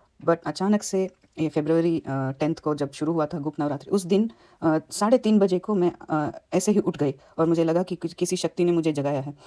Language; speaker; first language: Hindi; non-native, local second language; Tamil